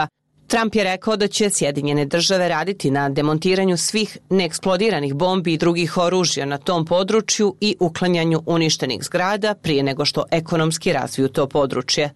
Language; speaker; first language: Serbian; native; Serbian